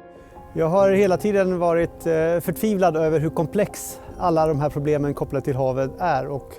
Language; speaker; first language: Swedish; native; Swedish